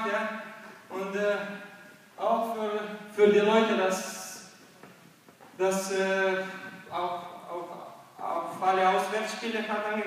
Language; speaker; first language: German; non-native, learner; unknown